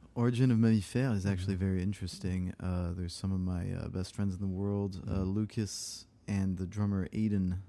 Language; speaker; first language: English; early bilingual, other home language; French